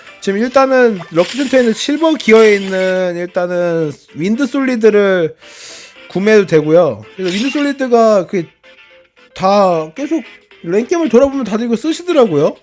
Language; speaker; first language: Korean; native; Korean